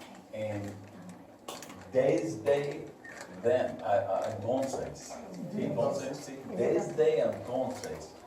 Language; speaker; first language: Spanish; non-native, learner; English